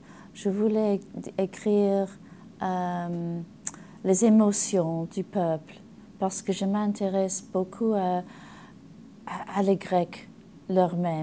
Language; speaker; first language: French; non-native, learner; English